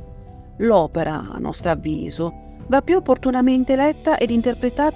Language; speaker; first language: Italian; native; Italian